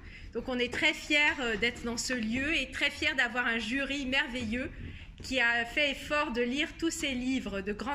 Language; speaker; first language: French; native; French